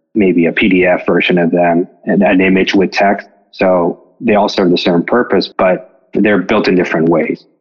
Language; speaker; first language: English; non-native, fluent; Spanish